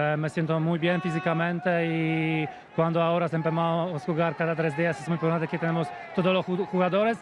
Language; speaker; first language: Spanish; non-native, fluent; Polish